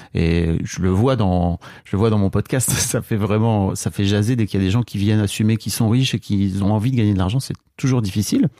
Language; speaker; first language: French; native; French